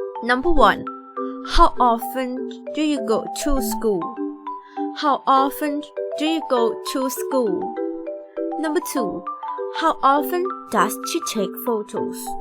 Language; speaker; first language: English; non-native, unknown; Thai